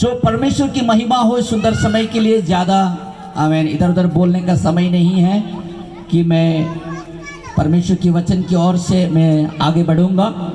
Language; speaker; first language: Hindi; non-native, local second language; Nepali